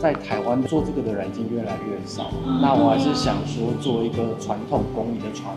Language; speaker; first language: Chinese; native; Chinese